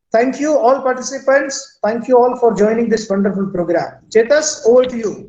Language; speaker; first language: English; non-native, local second language; Gujarati